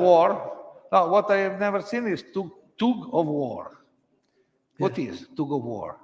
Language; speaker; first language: English; non-native, learner; Italian